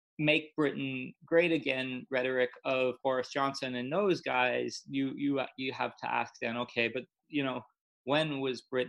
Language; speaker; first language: English; native; English